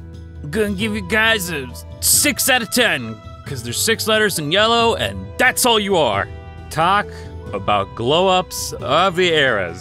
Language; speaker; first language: English; native; English